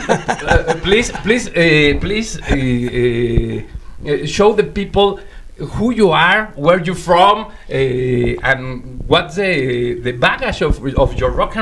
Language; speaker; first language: English; non-native, learner; Spanish